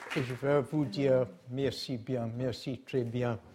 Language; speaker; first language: French; non-native, learner; English